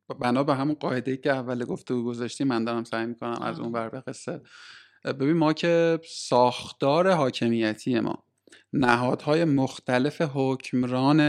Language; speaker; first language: Persian; native; Persian